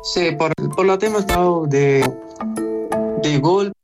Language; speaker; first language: Spanish; non-native, learner; Arabic